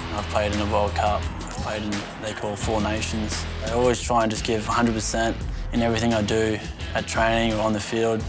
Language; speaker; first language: English; native; English